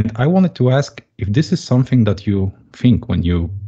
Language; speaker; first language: English; non-native, fluent; Polish